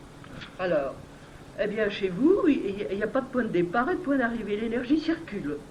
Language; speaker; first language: French; native; French